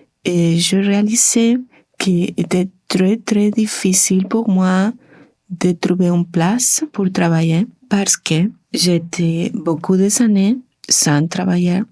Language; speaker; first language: French; non-native, learner; Spanish